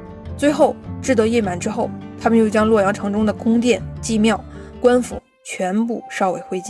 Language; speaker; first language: Chinese; native; Chinese